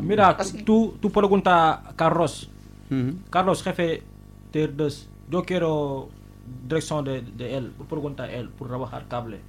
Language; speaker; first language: Spanish; non-native, learner; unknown